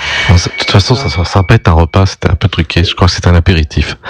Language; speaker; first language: French; native; French